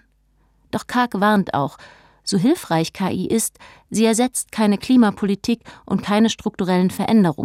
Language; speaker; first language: German; native; German